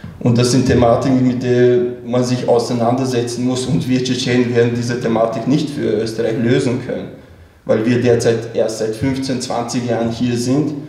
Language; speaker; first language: German; early bilingual, other home language; Chechen